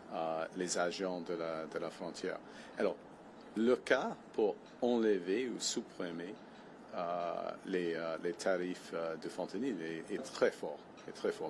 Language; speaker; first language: French; non-native, fluent; English